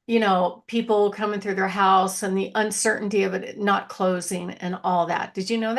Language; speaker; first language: English; native; English